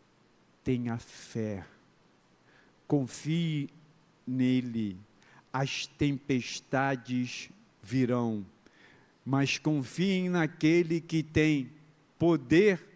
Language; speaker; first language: Portuguese; native; Portuguese